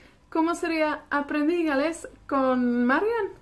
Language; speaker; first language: Spanish; non-native, fluent; Welsh